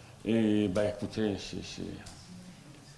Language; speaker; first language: French; non-native, fluent; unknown